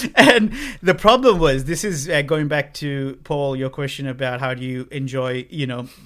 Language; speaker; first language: English; non-native, local second language; Sinhala